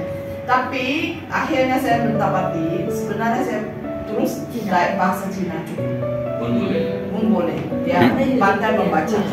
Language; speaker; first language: Malay; native; Malay